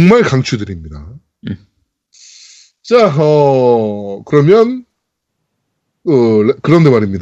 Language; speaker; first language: Korean; native; Korean